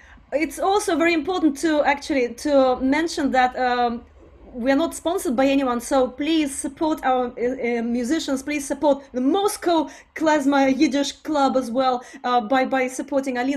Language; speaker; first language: English; non-native, fluent; Russian